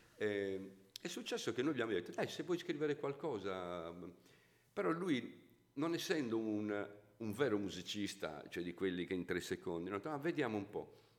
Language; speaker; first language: Italian; native; Italian